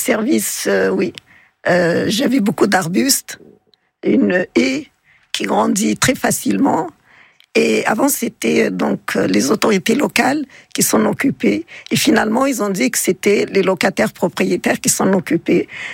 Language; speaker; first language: French; non-native, local second language; Arabic